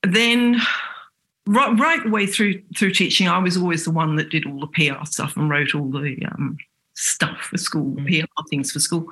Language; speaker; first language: English; native; English